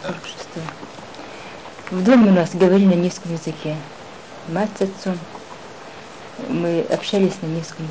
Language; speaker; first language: Russian; non-native, local second language; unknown